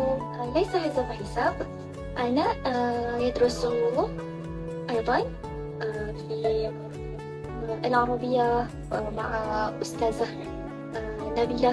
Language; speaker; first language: Arabic; non-native, learner; Malay